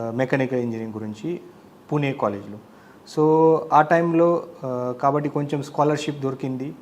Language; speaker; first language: Telugu; non-native, learner; Marathi